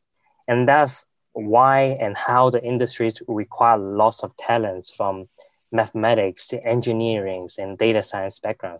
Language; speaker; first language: English; non-native, local second language; Cantonese